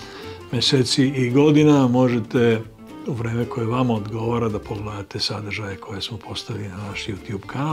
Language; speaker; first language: Bosnian; native; Bosnian